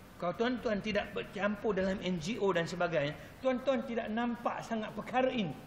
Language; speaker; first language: Malay; non-native, local second language; Chinese